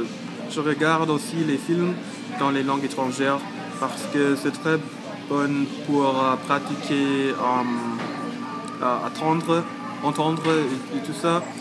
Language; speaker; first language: French; non-native, learner; English